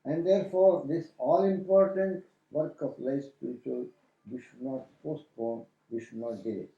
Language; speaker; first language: English; non-native, local second language; Kannada